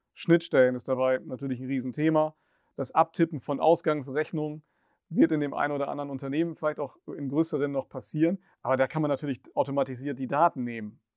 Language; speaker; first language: German; native; German